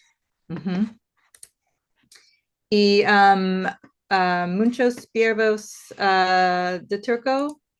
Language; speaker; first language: Spanish; non-native, learner; English